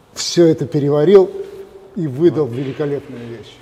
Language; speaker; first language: Russian; native; Russian